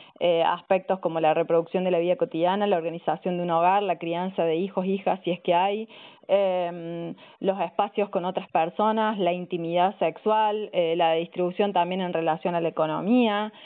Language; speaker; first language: Spanish; native; Spanish